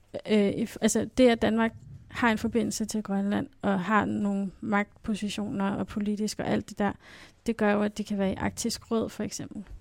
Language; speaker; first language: Danish; native; Danish